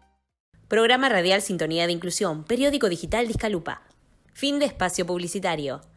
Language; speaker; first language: Spanish; native; Spanish